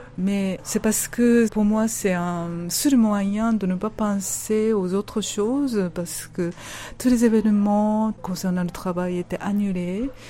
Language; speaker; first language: French; non-native, fluent; Japanese